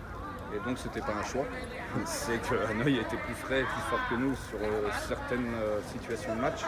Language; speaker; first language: French; native; French